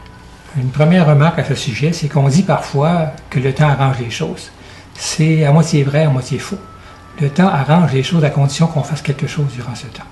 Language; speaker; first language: French; native; French